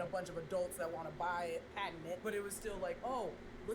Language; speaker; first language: English; native; English